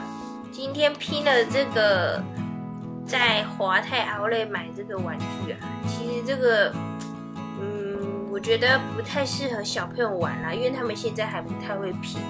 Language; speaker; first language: Chinese; native; Chinese